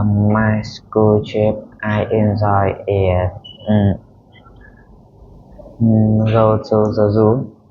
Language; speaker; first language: English; non-native, learner; Vietnamese